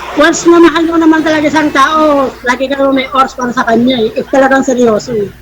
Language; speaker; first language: Filipino; non-native, local second language; Iloko